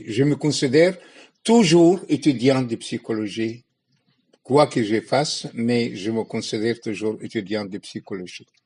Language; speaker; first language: French; non-native, fluent; Arabic